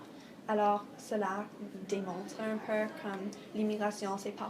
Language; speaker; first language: French; non-native, fluent; English